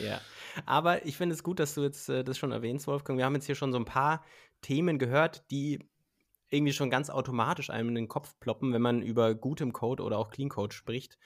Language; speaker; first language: German; native; German